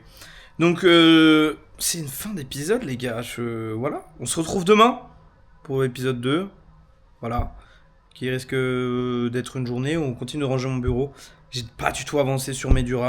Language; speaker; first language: French; native; French